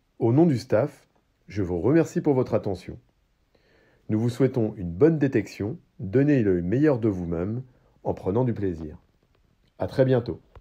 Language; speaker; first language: French; native; French